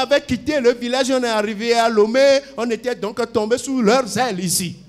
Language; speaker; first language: French; non-native, local second language; Ewe